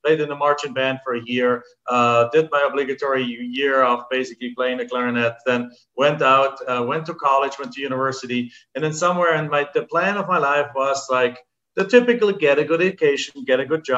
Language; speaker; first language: English; non-native, fluent; German